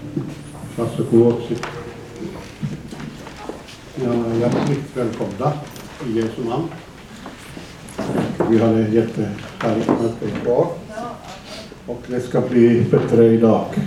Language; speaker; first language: Swedish; non-native, fluent; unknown